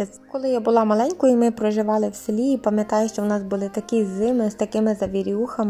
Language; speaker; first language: Ukrainian; native; Ukrainian